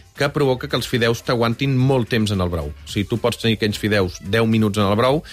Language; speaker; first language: Catalan; native; Catalan